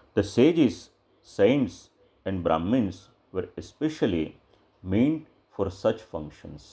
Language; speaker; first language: English; non-native, local second language; Gujarati